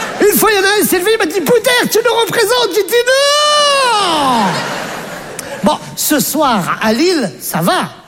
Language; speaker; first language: French; native; French